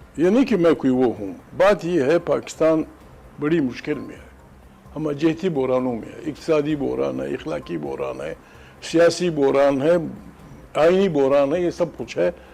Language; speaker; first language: Urdu; non-native, local second language; Pashto